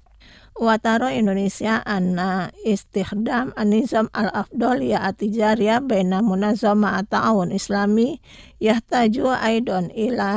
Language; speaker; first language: Arabic; non-native, fluent; Indonesian